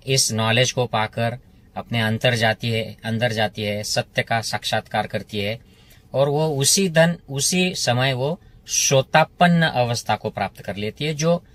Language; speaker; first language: Hindi; non-native, local second language; Marathi